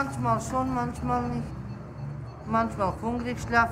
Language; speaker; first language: German; non-native, learner; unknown